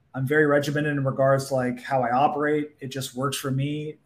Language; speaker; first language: English; native; English